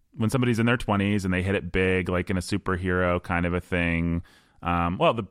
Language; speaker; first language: English; native; English